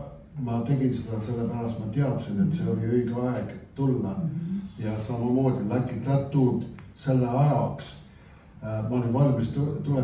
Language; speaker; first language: Estonian; early bilingual, heritage; Estonian